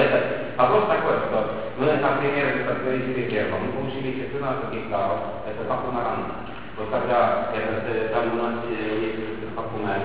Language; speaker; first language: Russian; non-native, local second language; Estonian